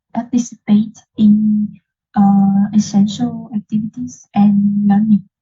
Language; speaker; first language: English; non-native, learner; Vietnamese